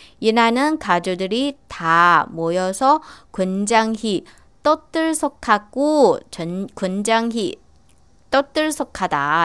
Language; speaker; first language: Korean; non-native, learner; Chinese